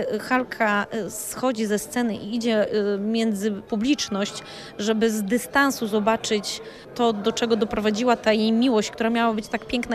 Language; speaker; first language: Polish; native; Polish